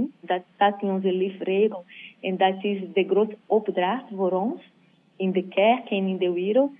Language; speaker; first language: Dutch; non-native, learner; Portuguese